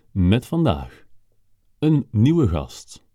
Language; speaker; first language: Dutch; native; Dutch